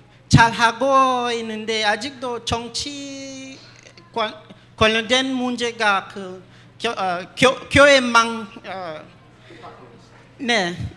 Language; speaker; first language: Korean; non-native, learner; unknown